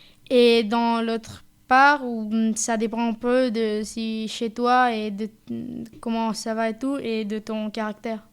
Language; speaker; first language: French; non-native, fluent; Spanish